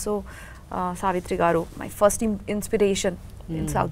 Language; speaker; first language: Telugu; non-native, learner; Bangla